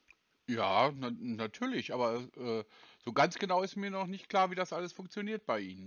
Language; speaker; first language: German; native; German